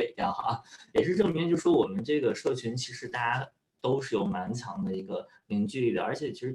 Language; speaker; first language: Chinese; native; Chinese